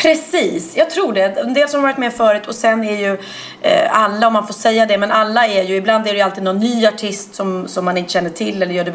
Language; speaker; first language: Swedish; native; Swedish